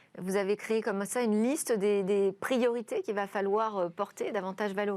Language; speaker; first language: French; native; French